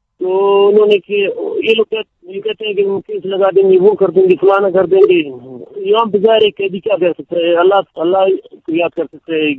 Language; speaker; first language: Urdu; non-native, local second language; Baluchi